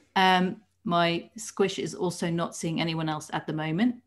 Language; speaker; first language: English; non-native, fluent; Dutch